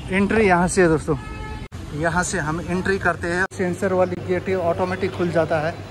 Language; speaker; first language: Hindi; native; Hindi